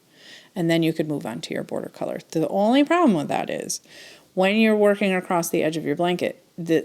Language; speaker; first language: English; native; English